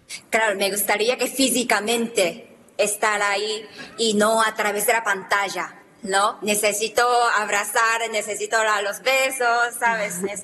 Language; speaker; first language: Spanish; non-native, fluent; Japanese